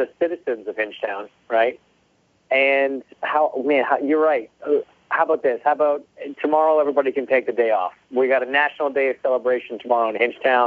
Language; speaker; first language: English; native; English